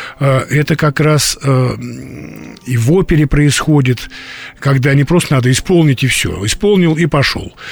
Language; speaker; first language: Russian; native; Russian